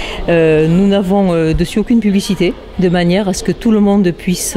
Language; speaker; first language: French; native; French